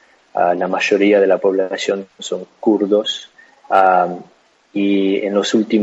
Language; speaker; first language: Spanish; non-native, fluent; English